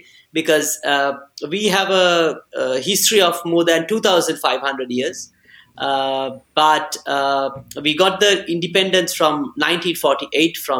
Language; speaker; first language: English; non-native, local second language; Sinhala